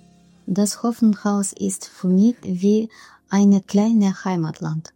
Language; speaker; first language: German; non-native, learner; Russian